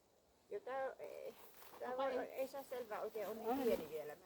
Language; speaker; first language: Finnish; native; Finnish